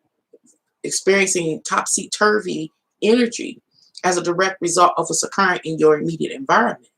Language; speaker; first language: English; native; English